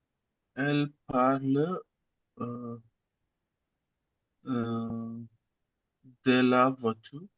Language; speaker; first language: French; non-native, learner; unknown